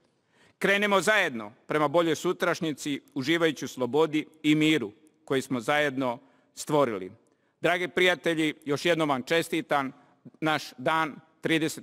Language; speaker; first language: Bosnian; native; Bosnian